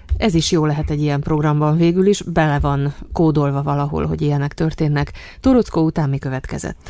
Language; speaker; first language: Hungarian; native; Hungarian